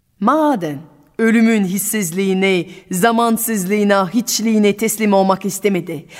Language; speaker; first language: Turkish; non-native, fluent; French